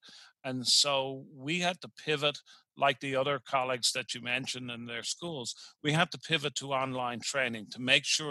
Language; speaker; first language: English; native; English